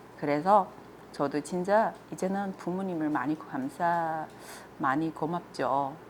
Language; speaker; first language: Korean; non-native, fluent; Chinese